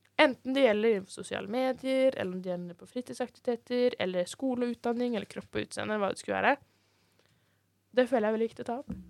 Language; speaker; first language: Norwegian; native; Norwegian